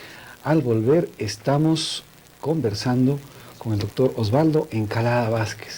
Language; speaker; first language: Spanish; native; Spanish